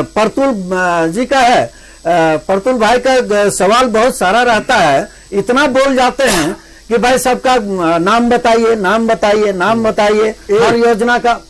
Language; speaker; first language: Hindi; native; Hindi